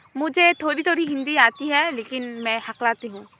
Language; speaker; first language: Hindi; non-native, learner; Bangla